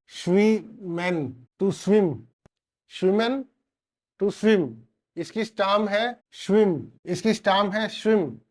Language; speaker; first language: Hindi; native; Hindi